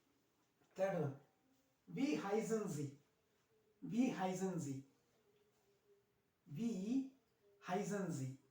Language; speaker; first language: German; non-native, learner; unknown